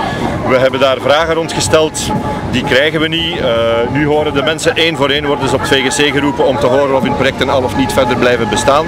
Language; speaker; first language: Dutch; native; Dutch